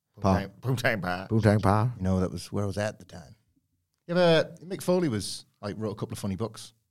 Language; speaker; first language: English; native; English